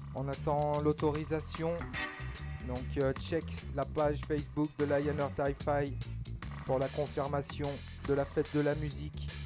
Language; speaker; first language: French; native; French